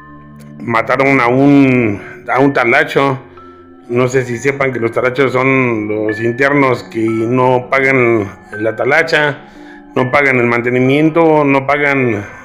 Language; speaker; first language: Spanish; native; Spanish